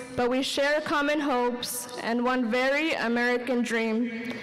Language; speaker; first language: English; early bilingual, other home language; Spanish